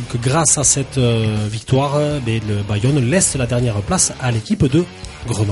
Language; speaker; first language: French; native; French